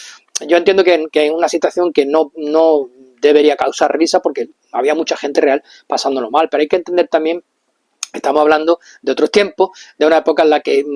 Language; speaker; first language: Spanish; native; Spanish